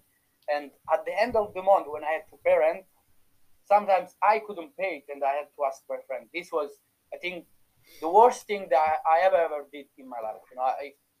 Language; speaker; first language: English; non-native, fluent; Italian